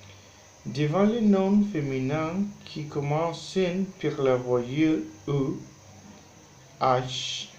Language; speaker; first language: French; non-native, learner; Spanish